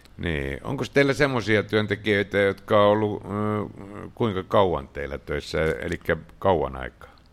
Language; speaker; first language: Finnish; native; Finnish